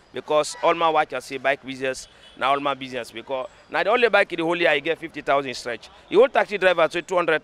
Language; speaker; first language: English; non-native, local second language; Krio